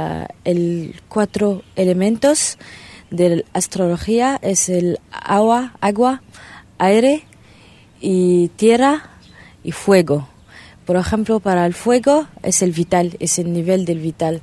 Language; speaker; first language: Spanish; non-native, learner; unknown